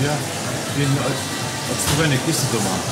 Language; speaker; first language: Slovenian; early bilingual, heritage; Slovenian